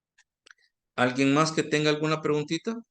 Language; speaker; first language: Spanish; native; Spanish